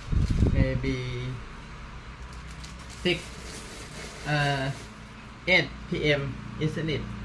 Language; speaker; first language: English; non-native, learner; Thai